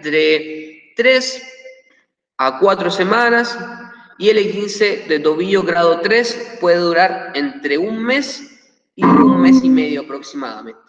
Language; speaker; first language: Spanish; native; Spanish